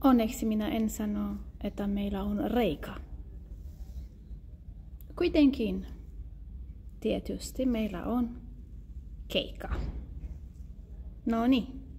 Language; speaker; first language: Finnish; non-native, learner; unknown